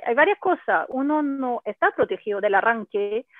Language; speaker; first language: Spanish; non-native, fluent; French